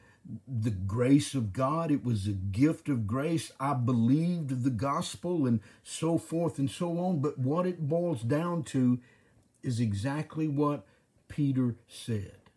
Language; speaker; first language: English; native; English